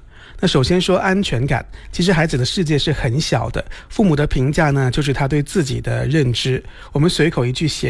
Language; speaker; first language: Chinese; non-native, local second language; Cantonese